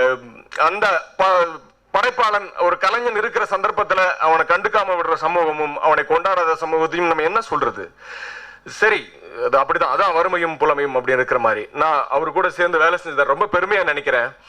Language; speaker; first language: Tamil; native; Tamil